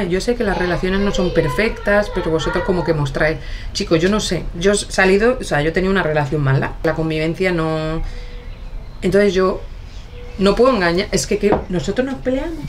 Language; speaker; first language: Spanish; native; Spanish